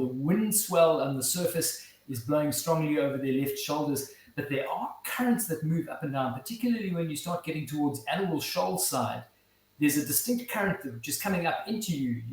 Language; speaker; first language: English; native; English